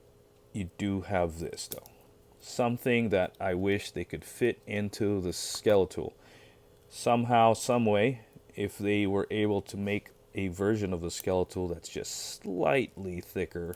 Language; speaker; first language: English; native; English